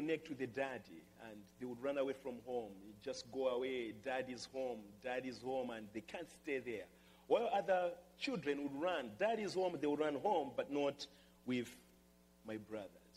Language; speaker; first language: English; non-native, local second language; Nyanja